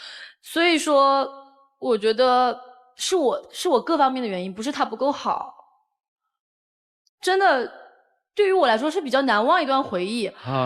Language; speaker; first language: Chinese; native; Chinese